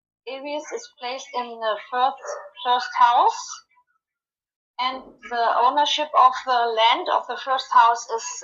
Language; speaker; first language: English; non-native, fluent; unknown